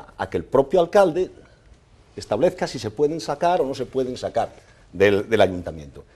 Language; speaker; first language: Spanish; native; Spanish